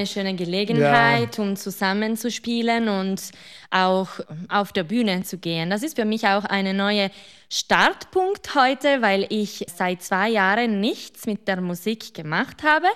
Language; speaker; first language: German; non-native, fluent; Italian